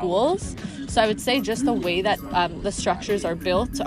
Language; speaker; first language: English; native; English